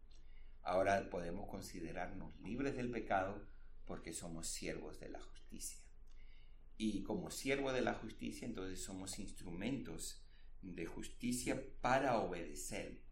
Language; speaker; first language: Spanish; native; Spanish